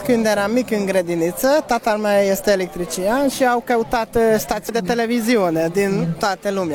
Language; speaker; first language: Romanian; non-native, learner; Hungarian